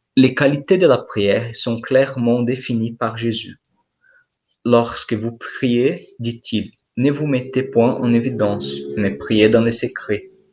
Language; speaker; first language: French; non-native, fluent; Portuguese